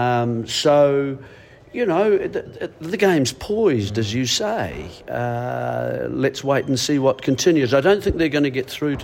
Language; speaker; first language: English; native; English